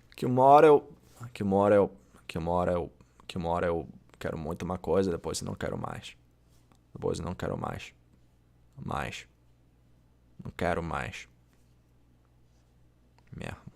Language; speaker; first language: Portuguese; non-native, learner; English